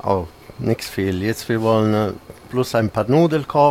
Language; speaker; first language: German; non-native, fluent; Italian